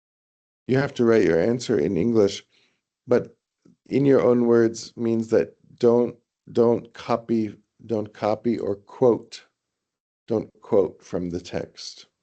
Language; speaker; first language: English; non-native, fluent; Thai